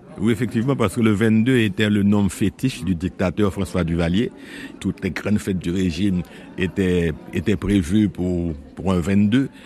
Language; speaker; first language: French; non-native, local second language; Haitian Creole